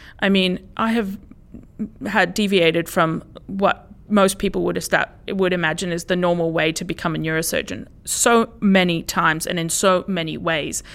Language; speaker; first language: English; early bilingual, other home language; Spanish